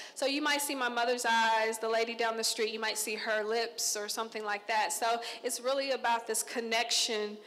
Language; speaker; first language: English; native; English